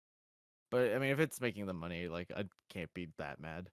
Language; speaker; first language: English; native; English